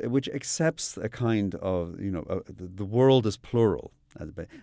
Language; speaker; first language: English; native; English